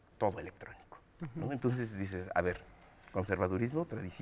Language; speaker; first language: Spanish; native; Spanish